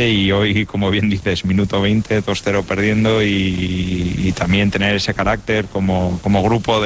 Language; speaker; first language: Spanish; native; Spanish